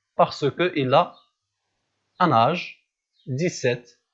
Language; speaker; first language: French; non-native, local second language; Arabic